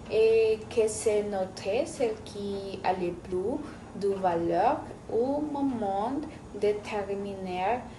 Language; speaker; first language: French; non-native, fluent; Spanish